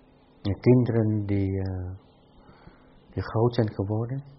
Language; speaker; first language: Dutch; non-native, fluent; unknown